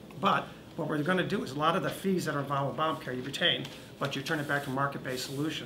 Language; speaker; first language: English; native; English